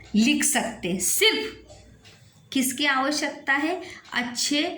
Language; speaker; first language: Hindi; non-native, local second language; Marathi